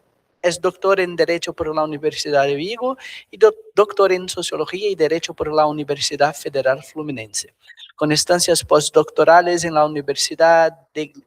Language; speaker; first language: Spanish; non-native, fluent; Portuguese